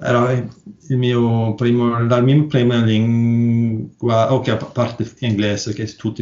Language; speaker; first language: Italian; non-native, learner; Norwegian